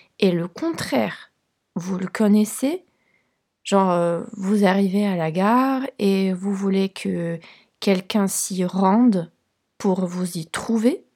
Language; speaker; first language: French; non-native, fluent; Polish